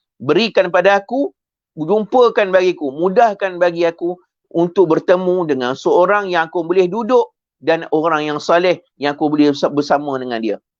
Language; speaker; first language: Malay; native; Malay